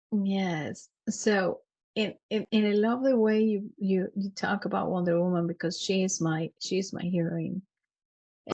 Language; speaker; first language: English; non-native, fluent; Spanish